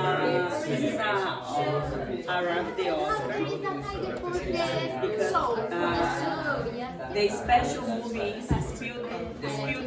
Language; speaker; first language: English; non-native, learner; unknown